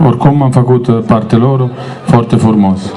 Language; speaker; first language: Romanian; non-native, learner; Italian